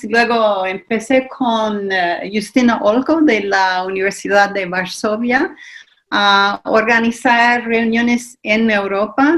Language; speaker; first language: Spanish; non-native, fluent; English